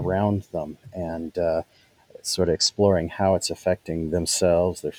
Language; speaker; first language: English; native; English